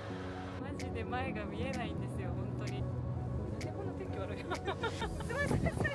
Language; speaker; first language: Japanese; native; Japanese